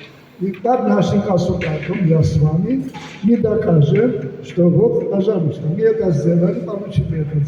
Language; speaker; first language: Russian; non-native, fluent; Georgian